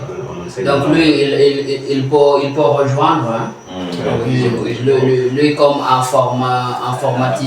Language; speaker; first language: French; non-native, learner; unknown